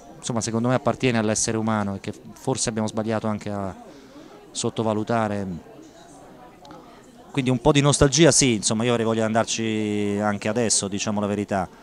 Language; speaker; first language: Italian; native; Italian